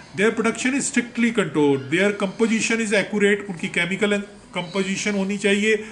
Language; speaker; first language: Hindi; non-native, local second language; Punjabi